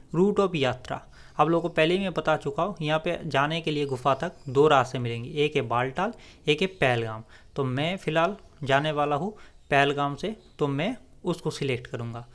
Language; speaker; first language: Hindi; non-native, local second language; Bangla